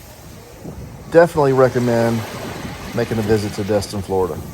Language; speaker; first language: English; native; English